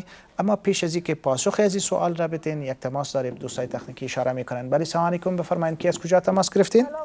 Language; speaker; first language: Persian; native; Persian